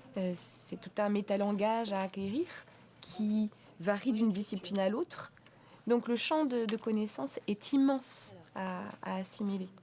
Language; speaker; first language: French; native; French